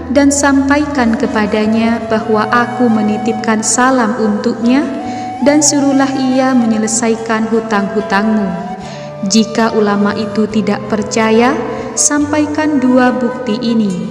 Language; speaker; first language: Indonesian; native; Indonesian